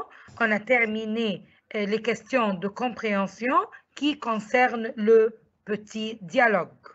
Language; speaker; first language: French; non-native, fluent; Arabic